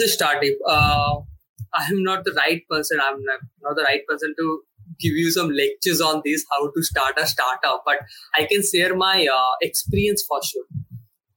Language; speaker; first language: English; non-native, local second language; Bangla